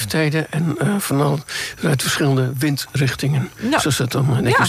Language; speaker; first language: Dutch; native; Dutch